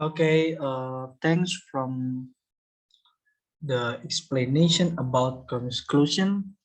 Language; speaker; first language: English; non-native, learner; Indonesian